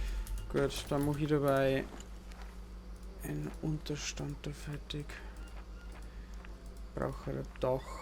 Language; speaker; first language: German; native; German